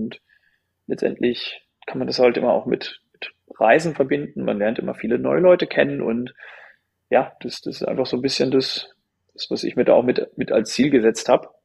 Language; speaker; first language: German; native; German